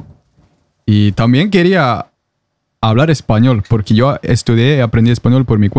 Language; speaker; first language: Spanish; non-native, fluent; Norwegian